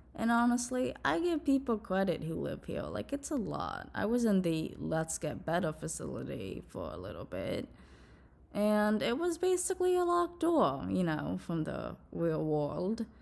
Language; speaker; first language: English; native; English